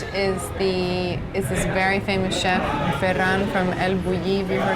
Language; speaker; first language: English; native; English